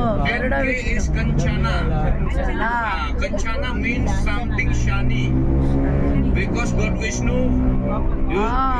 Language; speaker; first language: English; non-native, learner; Balinese